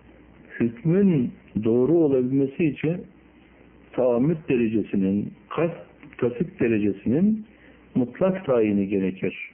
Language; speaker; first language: Turkish; native; Turkish